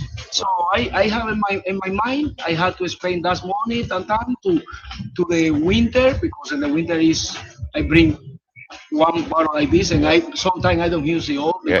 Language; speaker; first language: English; non-native, learner; Spanish